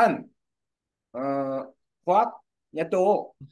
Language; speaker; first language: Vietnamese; non-native, learner; Korean